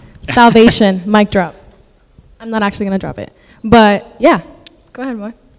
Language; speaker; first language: English; early bilingual, other home language; Spanish